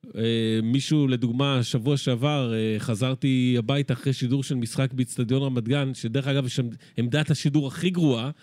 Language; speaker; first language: Hebrew; early bilingual, other home language; Spanish